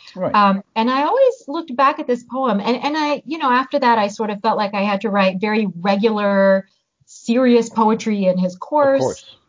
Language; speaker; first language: English; early bilingual, other home language; Hungarian